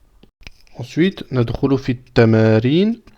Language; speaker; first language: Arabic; non-native, fluent; French